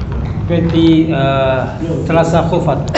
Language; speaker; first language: Arabic; non-native, learner; Indonesian